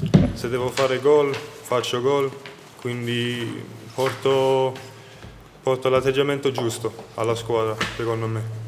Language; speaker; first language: Italian; non-native, fluent; Swedish